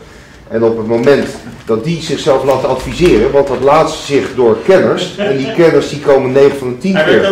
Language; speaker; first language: Dutch; native; Dutch